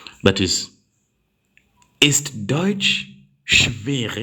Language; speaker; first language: German; non-native, learner; English